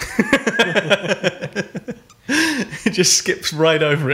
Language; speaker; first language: English; native; English